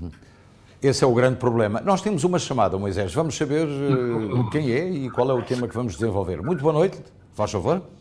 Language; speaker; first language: Portuguese; native; Portuguese